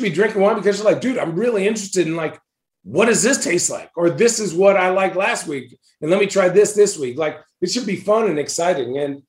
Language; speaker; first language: English; native; English